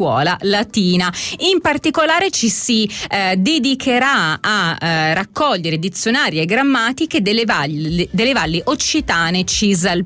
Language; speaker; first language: Italian; native; Italian